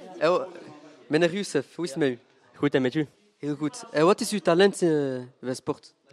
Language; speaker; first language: Dutch; non-native, local second language; French